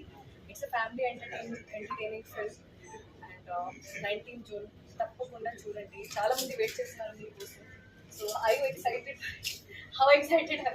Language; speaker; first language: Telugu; non-native, local second language; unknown